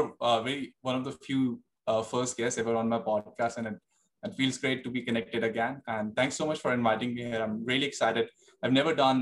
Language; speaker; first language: English; non-native, local second language; Hindi